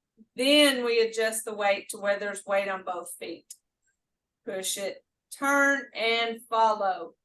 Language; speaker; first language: English; native; English